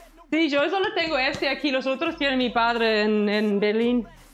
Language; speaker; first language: Spanish; non-native, fluent; German